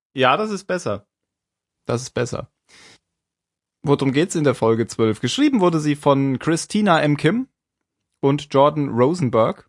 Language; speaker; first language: German; native; German